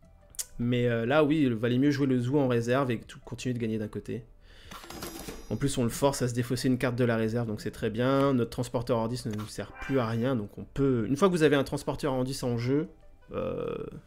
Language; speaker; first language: French; native; French